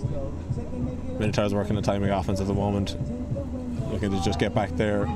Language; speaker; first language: English; native; English